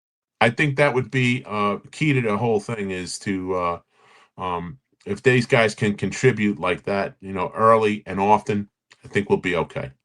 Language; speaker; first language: English; native; English